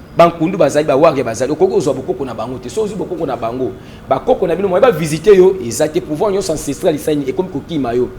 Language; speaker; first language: Lingala; non-native, local second language; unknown